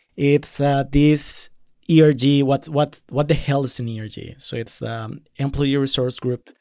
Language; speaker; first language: English; non-native, fluent; Spanish